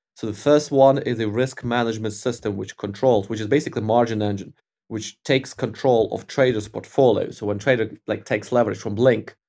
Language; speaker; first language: English; non-native, fluent; Ukrainian